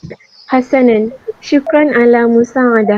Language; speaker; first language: Arabic; non-native, learner; Malay